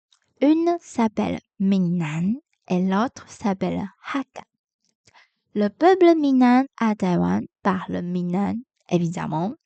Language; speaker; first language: French; non-native, fluent; Chinese